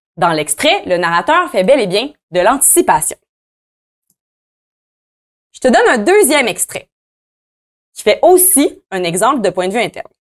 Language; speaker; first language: French; native; French